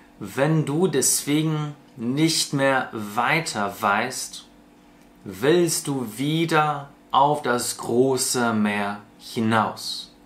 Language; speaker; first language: German; non-native, fluent; Russian